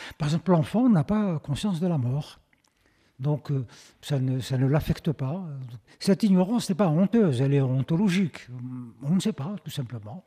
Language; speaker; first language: French; non-native, local second language; Arabic